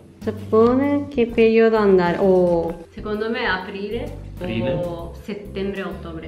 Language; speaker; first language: Italian; non-native, learner; Japanese